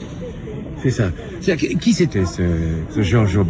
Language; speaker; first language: French; native; French